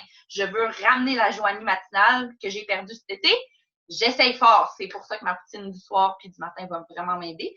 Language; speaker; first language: French; native; French